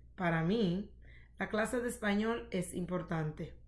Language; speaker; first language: Spanish; non-native, learner; English